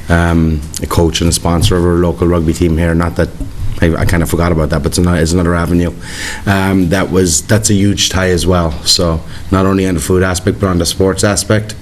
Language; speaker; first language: English; native; English